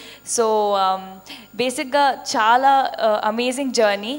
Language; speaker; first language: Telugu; non-native, fluent; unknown